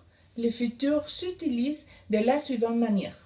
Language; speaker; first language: French; non-native, learner; Spanish